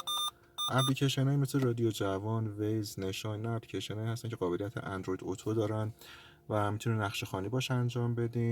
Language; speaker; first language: Persian; native; Persian